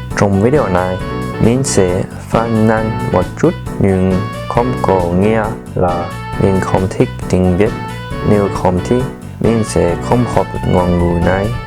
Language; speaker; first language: Vietnamese; non-native, learner; French